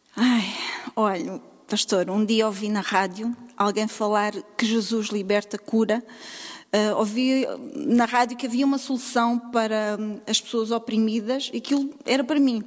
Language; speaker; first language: Portuguese; native; Portuguese